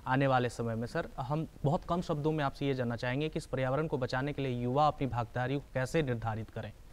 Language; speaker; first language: Hindi; native; Hindi